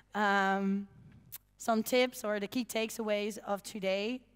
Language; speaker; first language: English; non-native, fluent; Dutch